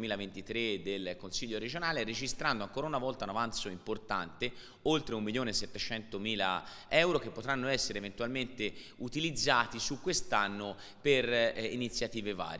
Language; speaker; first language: Italian; native; Italian